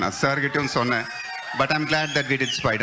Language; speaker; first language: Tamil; non-native, local second language; Telugu